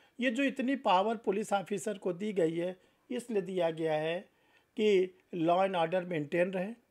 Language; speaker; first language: Hindi; native; Hindi